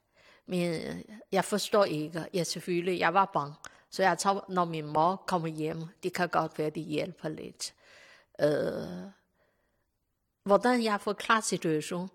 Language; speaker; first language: Danish; non-native, learner; Chinese